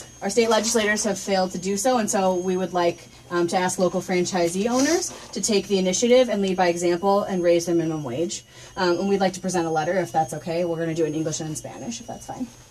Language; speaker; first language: English; native; English